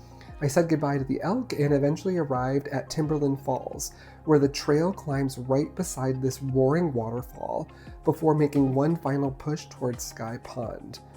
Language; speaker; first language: English; native; English